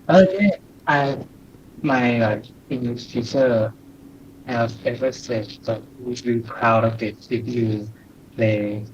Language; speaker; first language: English; non-native, learner; Thai